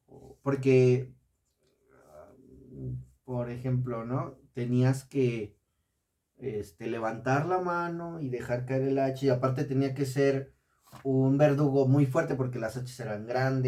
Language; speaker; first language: Spanish; native; Spanish